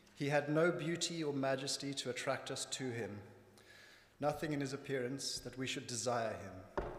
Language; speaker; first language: English; native; English